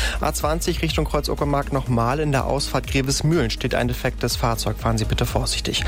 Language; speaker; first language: German; native; German